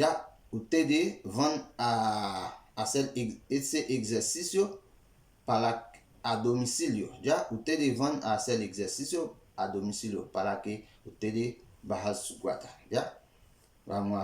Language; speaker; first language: Spanish; non-native, learner; Haitian Creole